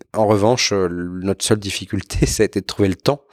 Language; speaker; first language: French; native; French